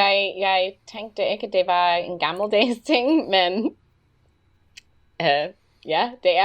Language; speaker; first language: Danish; non-native, learner; English